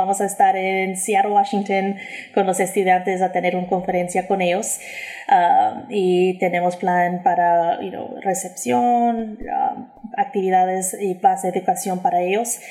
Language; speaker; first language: Spanish; early bilingual, heritage; English